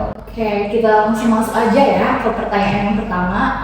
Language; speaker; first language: Indonesian; native; Indonesian